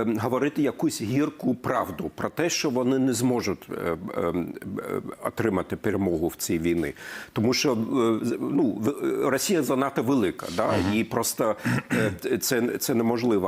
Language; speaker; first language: Ukrainian; non-native, fluent; German